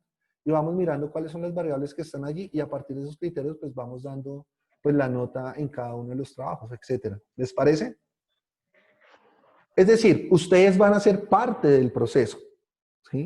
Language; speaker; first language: Spanish; native; Spanish